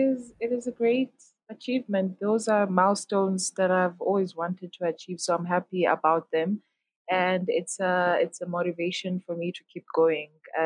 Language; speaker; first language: English; non-native, local second language; Xhosa